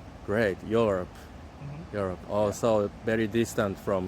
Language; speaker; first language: English; non-native, learner; Japanese